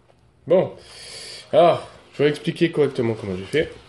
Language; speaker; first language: French; native; French